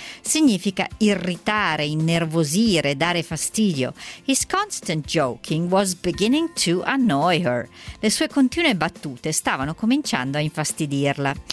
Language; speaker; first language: Italian; native; Italian